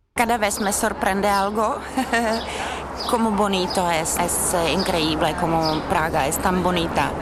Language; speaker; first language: Spanish; non-native, fluent; Czech